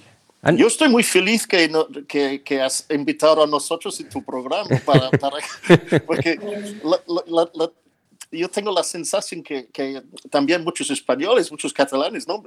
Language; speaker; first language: Spanish; non-native, fluent; English